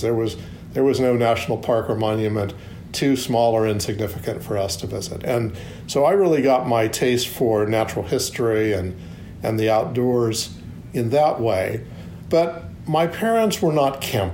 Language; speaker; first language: English; native; English